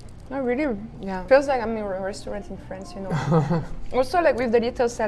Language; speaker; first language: English; non-native, fluent; French